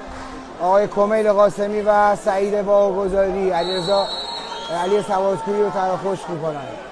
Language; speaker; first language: Persian; native; Persian